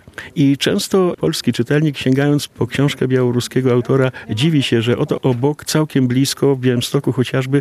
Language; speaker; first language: Polish; non-native, local second language; Belarusian